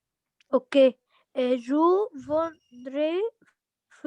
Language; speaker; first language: French; non-native, learner; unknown